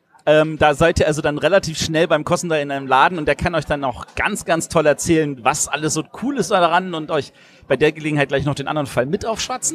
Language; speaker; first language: German; native; German